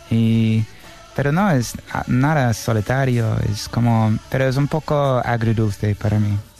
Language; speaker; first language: Spanish; non-native, fluent; English